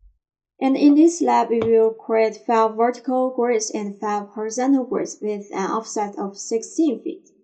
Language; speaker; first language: English; non-native, fluent; Chinese